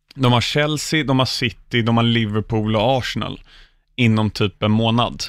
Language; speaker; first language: Swedish; early bilingual, other home language; English